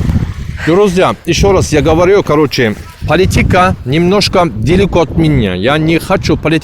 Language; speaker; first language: Russian; non-native, learner; Turkish